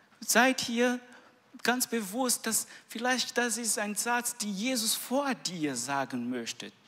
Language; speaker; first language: German; non-native, learner; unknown